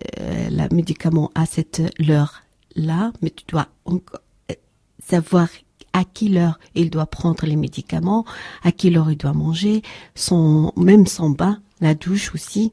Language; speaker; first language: French; non-native, learner; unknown